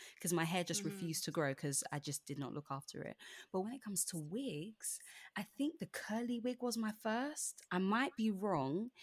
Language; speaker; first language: English; native; English